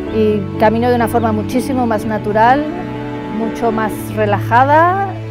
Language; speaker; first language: Spanish; native; Spanish